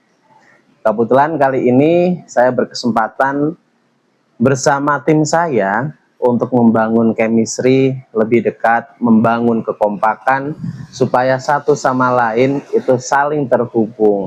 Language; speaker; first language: Indonesian; native; Indonesian